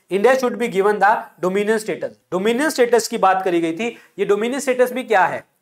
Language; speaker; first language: Hindi; non-native, local second language; Punjabi